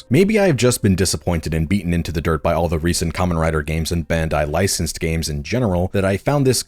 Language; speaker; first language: English; native; English